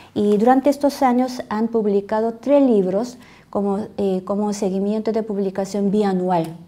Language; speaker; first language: Spanish; non-native, fluent; Korean